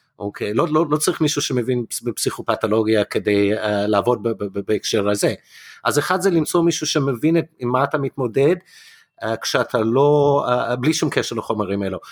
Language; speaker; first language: Hebrew; non-native, fluent; English